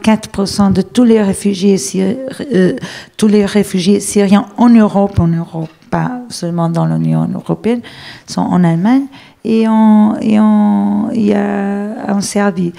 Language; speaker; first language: French; non-native, fluent; Portuguese